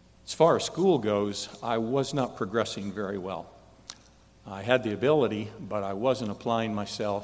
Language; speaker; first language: English; native; English